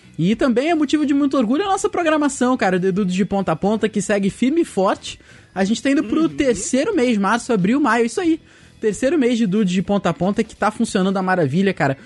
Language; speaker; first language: Portuguese; native; Portuguese